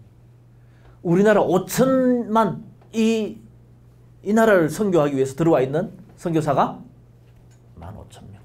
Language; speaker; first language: Korean; native; Korean